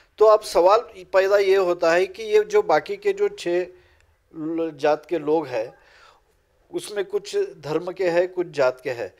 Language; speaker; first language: Urdu; non-native, local second language; Marathi